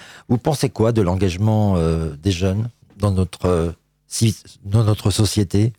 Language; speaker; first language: French; native; French